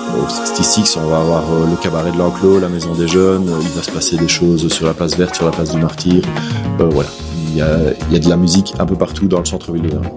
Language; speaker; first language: French; native; French